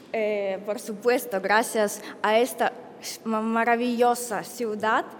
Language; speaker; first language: Spanish; non-native, learner; Ukrainian